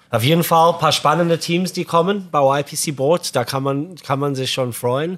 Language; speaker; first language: German; non-native, fluent; English